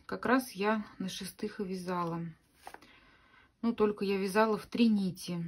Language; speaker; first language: Russian; native; Russian